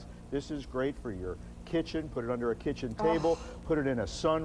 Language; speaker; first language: English; native; English